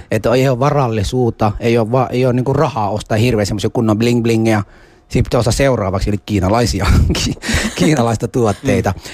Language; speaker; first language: Finnish; early bilingual, other home language; Somali